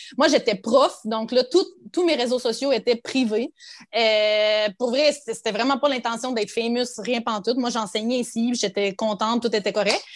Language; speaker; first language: French; native; French